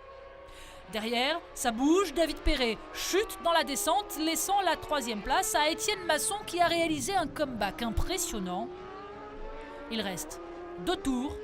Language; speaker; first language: French; native; French